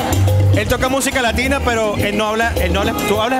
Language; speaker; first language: Spanish; native; Spanish